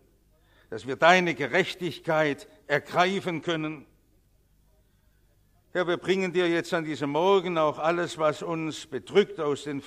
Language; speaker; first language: German; native; German